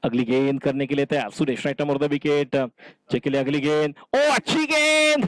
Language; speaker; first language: Hindi; non-native, local second language; Marathi